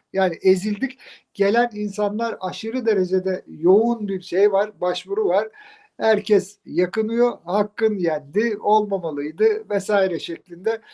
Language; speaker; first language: Turkish; native; Turkish